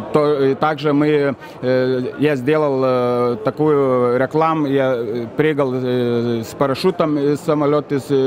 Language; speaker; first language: Russian; non-native, fluent; Lithuanian